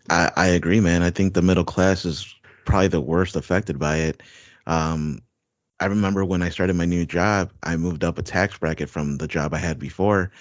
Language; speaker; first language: English; native; English